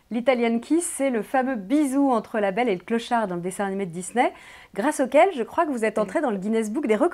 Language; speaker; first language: French; native; French